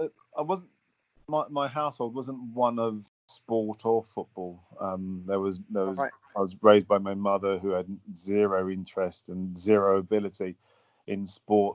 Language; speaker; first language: English; native; English